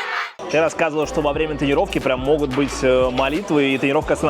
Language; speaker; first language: Russian; native; Russian